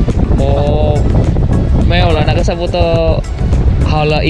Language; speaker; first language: Chinese; non-native, learner; Indonesian